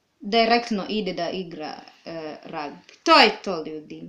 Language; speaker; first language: Serbian; non-native, learner; Swahili